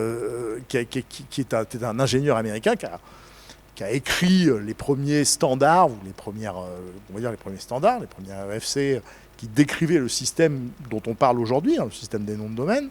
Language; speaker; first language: French; native; French